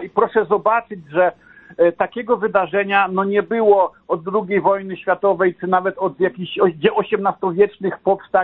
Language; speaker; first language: Polish; native; Polish